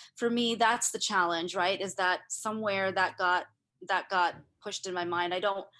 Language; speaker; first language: English; early bilingual, other home language; Hindi